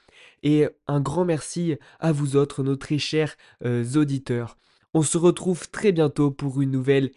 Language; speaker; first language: French; native; French